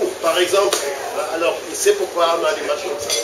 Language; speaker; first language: French; non-native, fluent; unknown